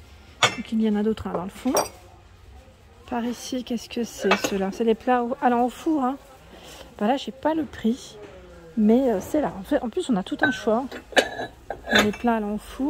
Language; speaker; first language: French; native; French